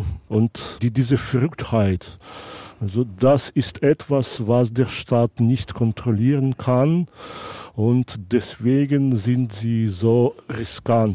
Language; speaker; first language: German; non-native, local second language; Belarusian